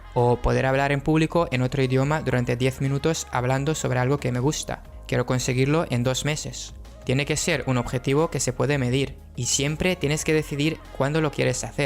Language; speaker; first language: Spanish; non-native, fluent; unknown